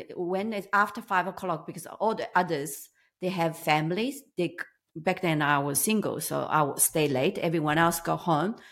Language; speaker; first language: English; non-native, learner; Chinese